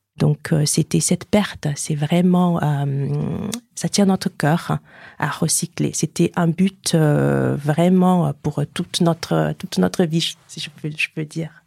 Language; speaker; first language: French; non-native, fluent; Chinese